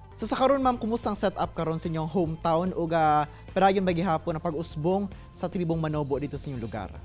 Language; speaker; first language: Cebuano; native; Cebuano